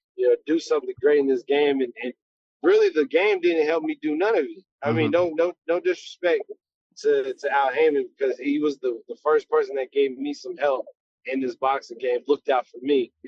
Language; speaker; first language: English; native; English